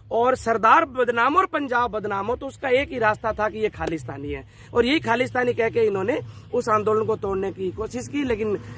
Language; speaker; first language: Hindi; native; Hindi